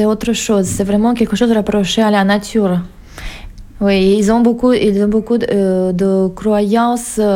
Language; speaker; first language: French; non-native, fluent; Russian